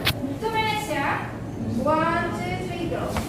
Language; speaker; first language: English; non-native, fluent; Indonesian